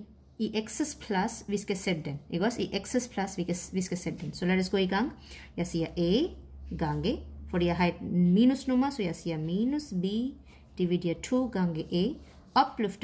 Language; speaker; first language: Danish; non-native, fluent; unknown